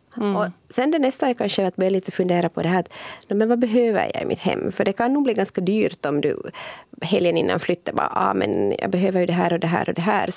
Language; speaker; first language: Swedish; native; Swedish